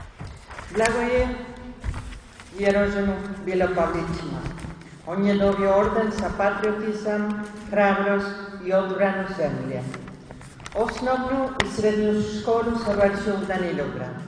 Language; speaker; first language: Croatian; early bilingual, heritage; Spanish